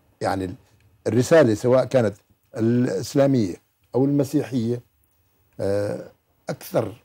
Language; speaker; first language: Arabic; native; Arabic